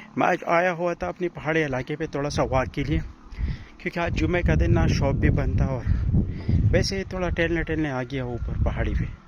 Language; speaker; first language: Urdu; non-native, local second language; Pashto